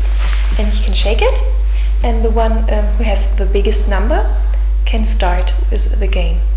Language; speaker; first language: English; non-native, fluent; German